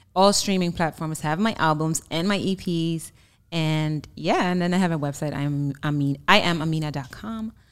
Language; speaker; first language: English; non-native, fluent; German